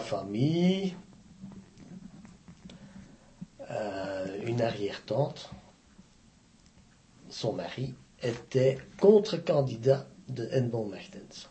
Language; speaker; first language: French; native; French